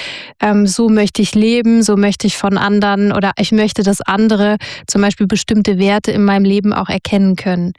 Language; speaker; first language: German; native; German